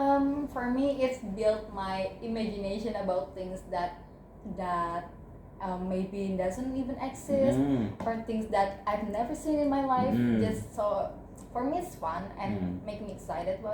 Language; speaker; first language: English; non-native, learner; Indonesian